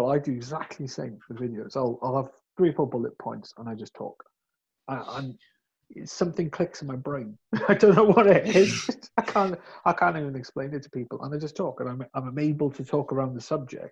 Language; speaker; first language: English; native; English